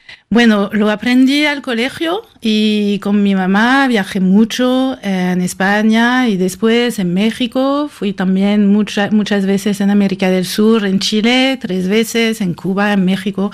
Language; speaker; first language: Spanish; non-native, fluent; French